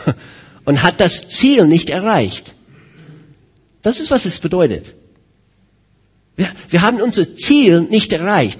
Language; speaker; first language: German; non-native, fluent; English